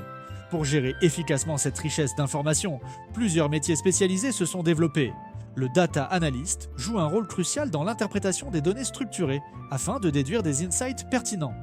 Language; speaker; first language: French; native; French